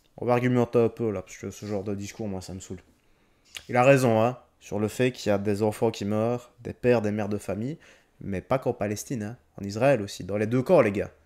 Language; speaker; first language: French; native; French